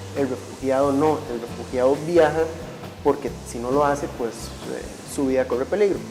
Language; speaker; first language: Spanish; native; Spanish